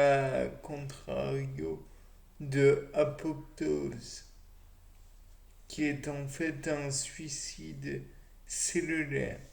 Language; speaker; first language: French; native; French